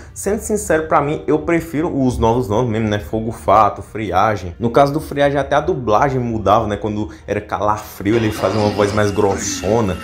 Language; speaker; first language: Portuguese; native; Portuguese